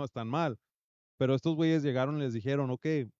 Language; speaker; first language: Spanish; early bilingual, heritage; Spanish